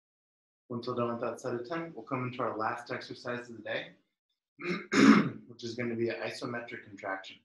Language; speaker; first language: English; native; English